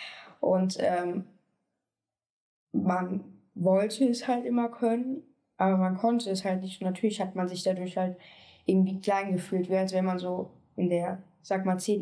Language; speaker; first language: German; native; German